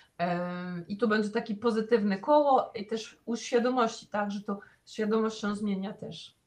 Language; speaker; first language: Polish; non-native, fluent; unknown